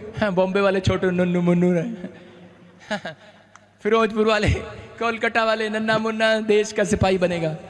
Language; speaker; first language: Hindi; native; Hindi